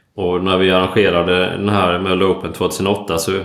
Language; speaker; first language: Swedish; native; Swedish